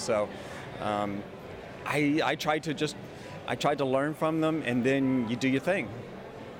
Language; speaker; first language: English; native; English